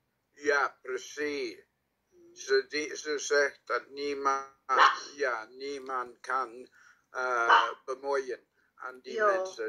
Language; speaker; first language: Dutch; non-native, learner; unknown